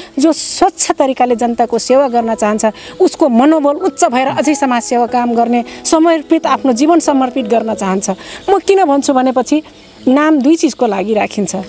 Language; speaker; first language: Nepali; non-native, local second language; Dangaura Tharu